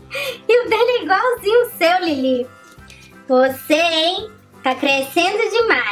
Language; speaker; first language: Portuguese; native; Portuguese